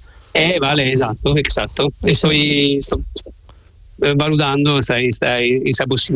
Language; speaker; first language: Spanish; non-native, learner; Italian